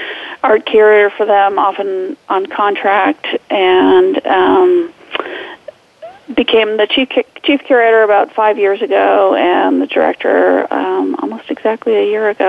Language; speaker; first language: English; native; English